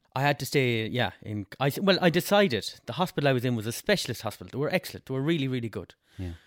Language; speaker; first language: English; native; English